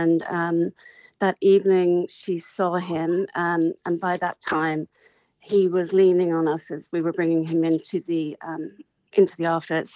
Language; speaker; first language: English; native; English